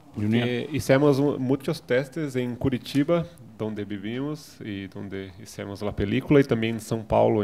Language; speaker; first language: Spanish; non-native, fluent; Portuguese